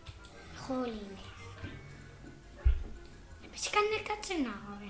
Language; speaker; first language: Basque; non-native, local second language; Spanish